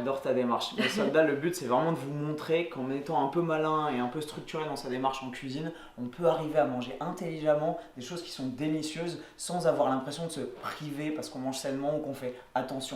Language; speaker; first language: French; native; French